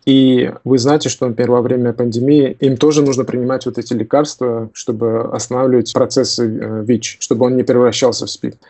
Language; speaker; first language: Russian; non-native, local second language; Tajik